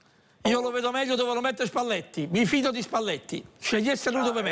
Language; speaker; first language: Italian; native; Italian